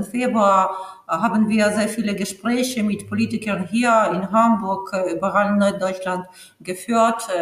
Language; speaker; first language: German; non-native, fluent; Ukrainian